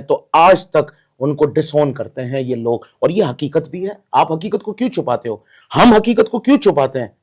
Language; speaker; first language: Urdu; non-native, local second language; Baluchi